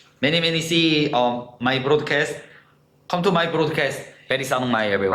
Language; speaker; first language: English; non-native, learner; Korean